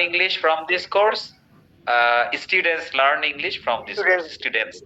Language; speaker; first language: English; non-native, fluent; Bangla